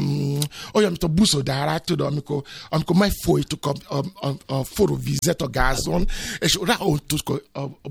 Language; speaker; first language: Hungarian; non-native, fluent; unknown